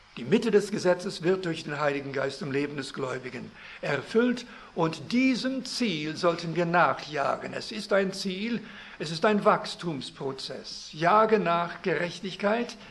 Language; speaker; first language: German; early bilingual, heritage; German